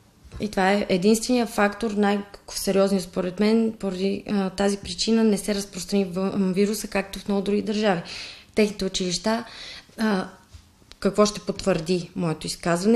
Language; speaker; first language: Bulgarian; native; Bulgarian